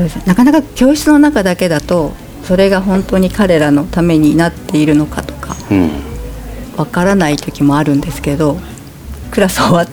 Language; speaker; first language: Japanese; native; Japanese